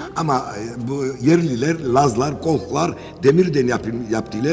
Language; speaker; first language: Turkish; non-native, learner; Georgian